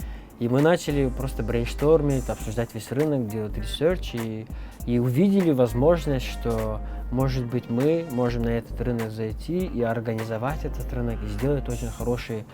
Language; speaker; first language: Russian; non-native, local second language; Kyrgyz